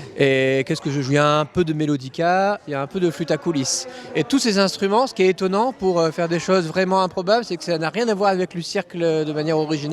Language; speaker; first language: French; native; French